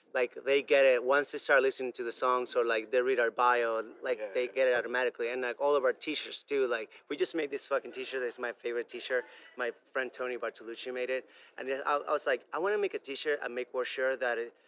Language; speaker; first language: English; non-native, fluent; Spanish